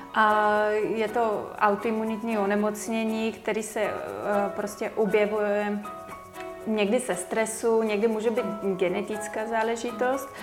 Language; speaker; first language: Czech; non-native, fluent; Bulgarian